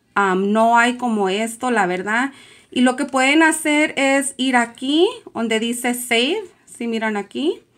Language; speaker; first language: Spanish; early bilingual, heritage; Spanish